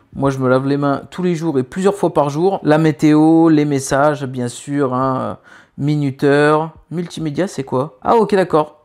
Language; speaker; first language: French; native; French